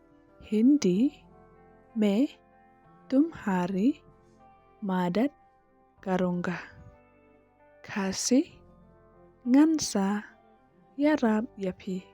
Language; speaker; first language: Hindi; non-native, local second language; Khasi